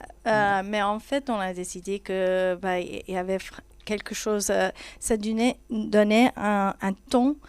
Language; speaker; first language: French; non-native, fluent; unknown